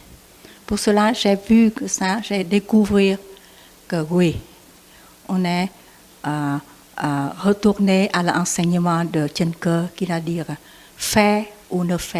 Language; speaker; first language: French; non-native, learner; Vietnamese